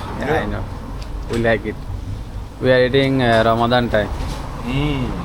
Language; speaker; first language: English; non-native, learner; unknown